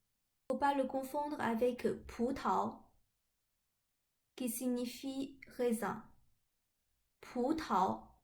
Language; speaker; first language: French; non-native, fluent; Chinese